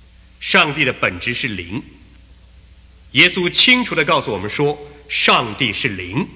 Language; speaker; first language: Chinese; native; Chinese